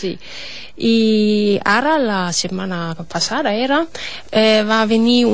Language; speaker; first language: Catalan; non-native, fluent; German